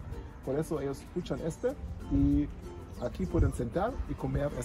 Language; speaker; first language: Spanish; non-native, learner; German